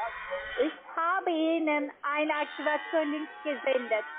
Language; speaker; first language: German; non-native, learner; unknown